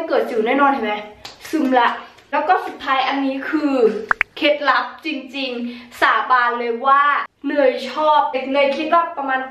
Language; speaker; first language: Thai; native; Thai